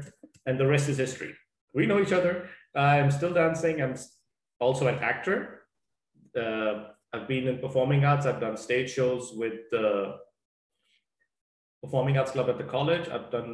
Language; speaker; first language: English; non-native, local second language; Punjabi